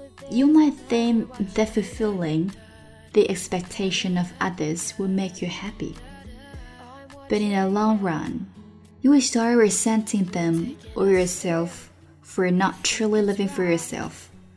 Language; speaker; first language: English; non-native, fluent; Chinese